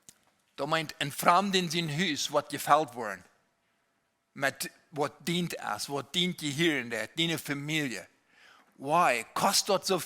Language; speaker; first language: German; non-native, learner; Low German